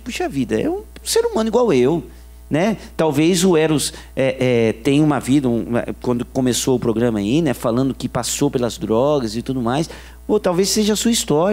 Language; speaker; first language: Portuguese; native; Portuguese